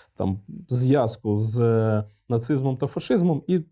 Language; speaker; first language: Ukrainian; non-native, local second language; Russian